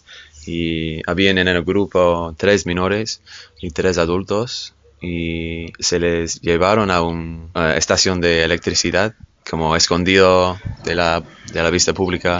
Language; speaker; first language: Spanish; non-native, fluent; English